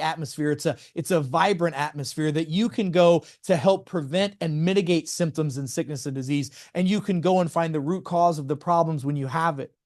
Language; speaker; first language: English; native; English